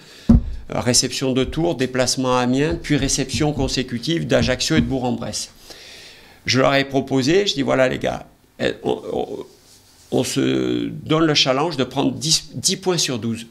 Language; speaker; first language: French; native; French